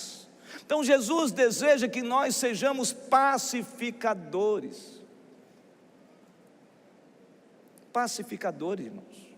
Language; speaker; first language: Portuguese; native; Portuguese